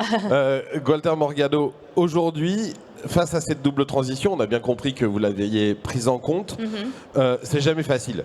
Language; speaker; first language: French; native; French